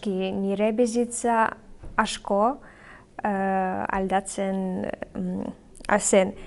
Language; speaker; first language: Basque; non-native, learner; Belarusian